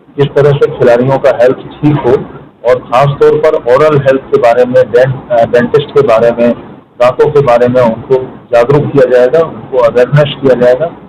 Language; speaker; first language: Hindi; native; Hindi